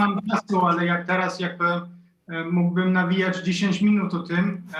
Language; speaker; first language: Polish; non-native, fluent; Swedish